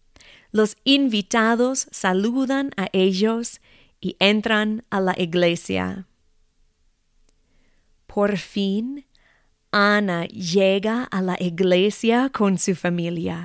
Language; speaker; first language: Spanish; non-native, fluent; English